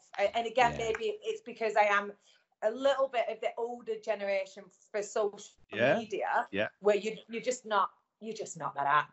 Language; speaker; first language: English; native; English